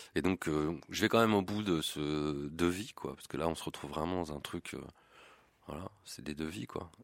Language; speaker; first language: French; native; French